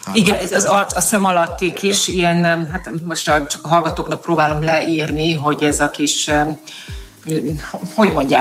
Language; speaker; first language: Hungarian; native; Hungarian